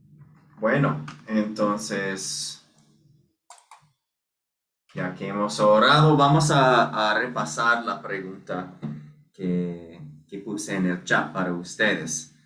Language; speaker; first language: Spanish; non-native, fluent; English